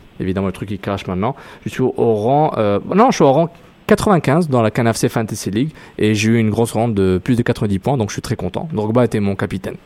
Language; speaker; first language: French; native; French